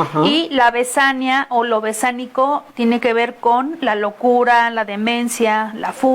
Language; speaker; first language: Spanish; native; Spanish